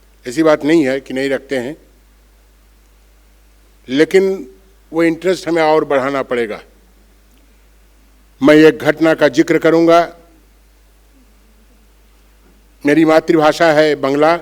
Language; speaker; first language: Hindi; non-native, local second language; Bangla